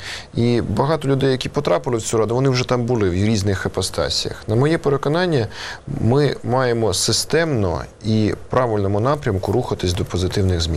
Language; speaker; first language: Ukrainian; native; Ukrainian